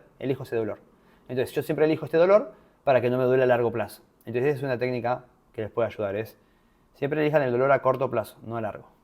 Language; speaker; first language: Spanish; native; Spanish